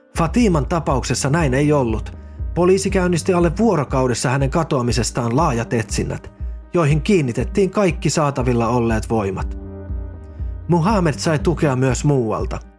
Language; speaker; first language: Finnish; native; Finnish